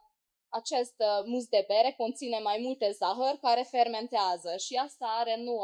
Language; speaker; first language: Romanian; non-native, local second language; Hungarian